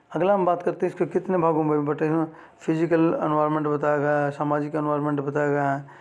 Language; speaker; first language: Hindi; native; Hindi